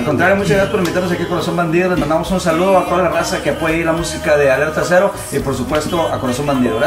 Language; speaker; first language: Spanish; native; Spanish